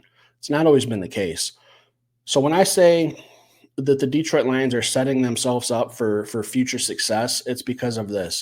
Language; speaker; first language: English; native; English